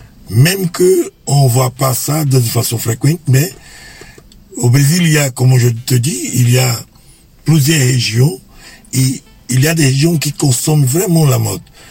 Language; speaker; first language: French; non-native, fluent; Portuguese